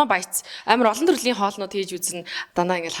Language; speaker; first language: Mongolian; native; Mongolian